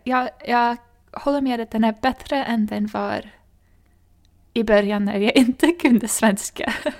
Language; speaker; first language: Swedish; non-native, fluent; English